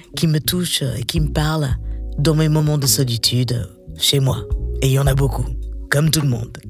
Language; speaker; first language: French; non-native, fluent; English